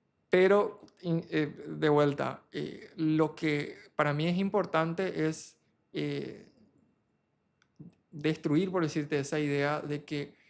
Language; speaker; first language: Spanish; native; Spanish